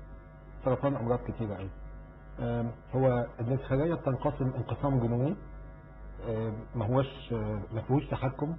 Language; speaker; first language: Arabic; native; Arabic